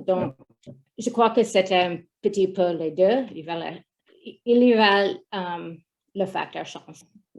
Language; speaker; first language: French; non-native, learner; English